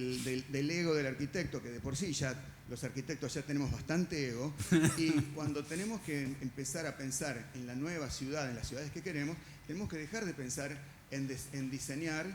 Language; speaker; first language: Spanish; native; Spanish